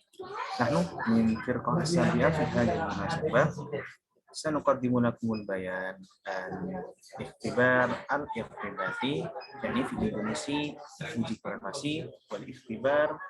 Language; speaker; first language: Arabic; non-native, learner; Indonesian